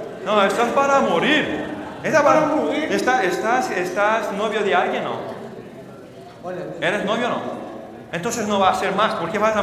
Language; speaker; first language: Spanish; non-native, fluent; Portuguese